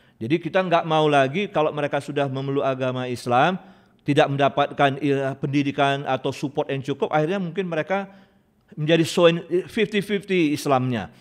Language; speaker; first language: Indonesian; native; Indonesian